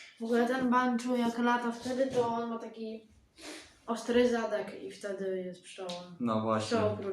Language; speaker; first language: Polish; native; Polish